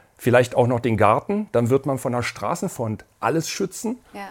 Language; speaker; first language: German; native; German